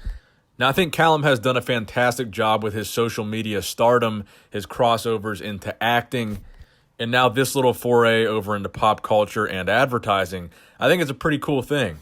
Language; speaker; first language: English; native; English